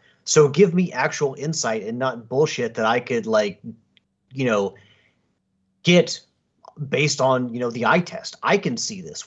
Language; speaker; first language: English; native; English